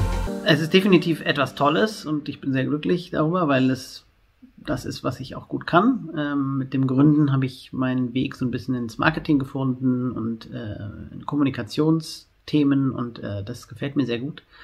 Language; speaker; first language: German; native; German